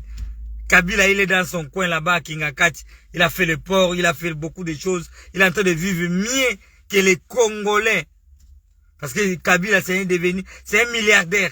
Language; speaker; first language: French; non-native, local second language; Lingala